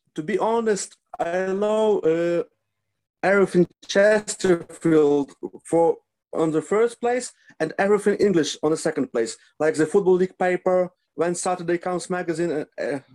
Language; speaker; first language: English; non-native, learner; Ukrainian